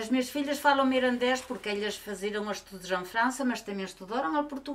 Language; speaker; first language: Portuguese; non-native, local second language; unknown